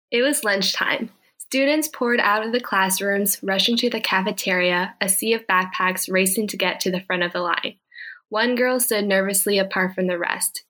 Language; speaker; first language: English; early bilingual, other home language; Korean